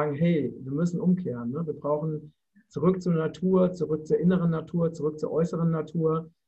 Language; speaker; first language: German; native; German